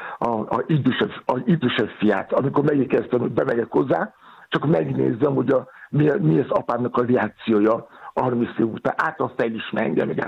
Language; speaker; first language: Hungarian; non-native, learner; Yoruba